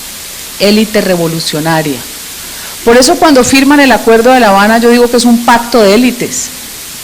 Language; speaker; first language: Spanish; native; Spanish